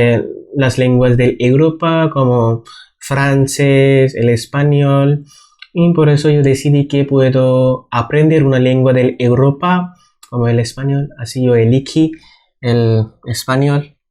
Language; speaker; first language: Spanish; non-native, fluent; Bangla